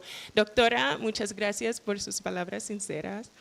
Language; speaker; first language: Spanish; non-native, learner; English